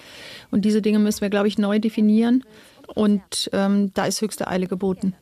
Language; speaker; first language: German; native; German